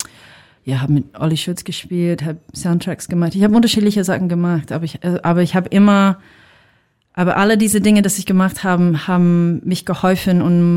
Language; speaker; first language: German; non-native, fluent; English